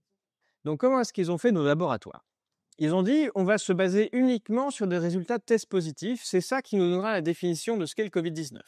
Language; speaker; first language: French; native; French